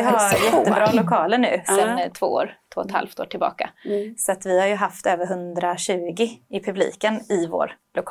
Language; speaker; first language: Swedish; native; Swedish